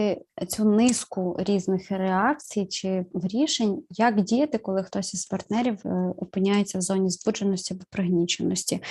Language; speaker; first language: Ukrainian; native; Ukrainian